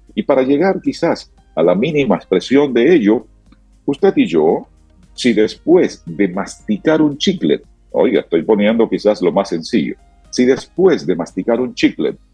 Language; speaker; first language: Spanish; native; Spanish